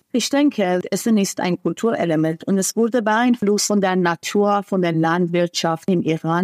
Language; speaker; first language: German; non-native, fluent; Persian